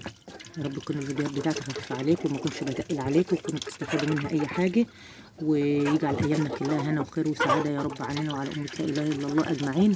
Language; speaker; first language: Arabic; native; Arabic